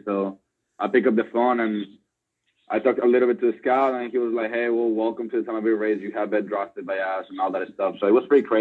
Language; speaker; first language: English; non-native, fluent; Spanish